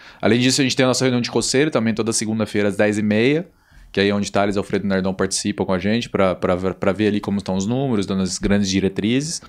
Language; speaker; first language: Portuguese; native; Portuguese